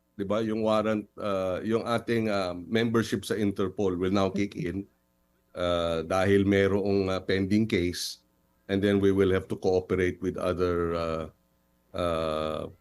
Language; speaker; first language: English; non-native, local second language; Filipino